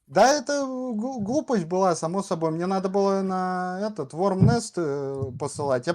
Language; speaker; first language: Russian; native; Russian